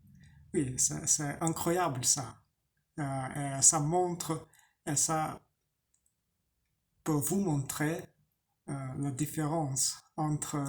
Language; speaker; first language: French; non-native, learner; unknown